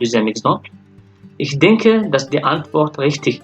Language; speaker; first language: German; non-native, fluent; French